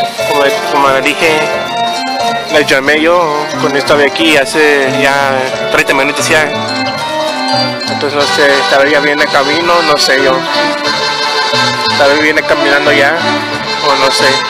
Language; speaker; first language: Spanish; early bilingual, heritage; Spanish